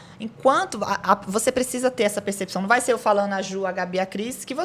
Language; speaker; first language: Portuguese; native; Portuguese